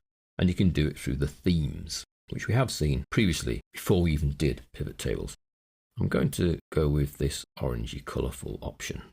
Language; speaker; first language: English; native; English